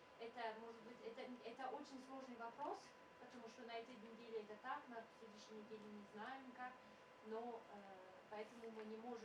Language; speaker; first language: Russian; non-native, fluent; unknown